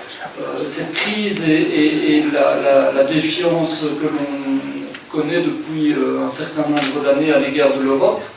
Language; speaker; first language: French; native; French